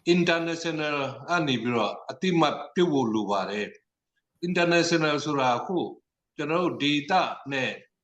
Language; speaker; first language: Burmese; non-native, local second language; Tedim Chin